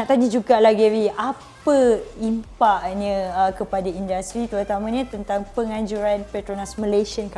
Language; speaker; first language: Malay; native; Malay